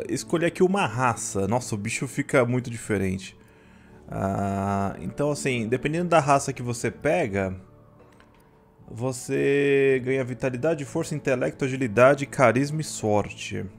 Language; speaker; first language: Portuguese; native; Portuguese